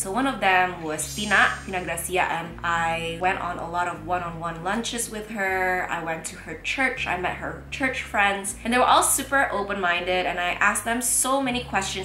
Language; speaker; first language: English; non-native, fluent; Indonesian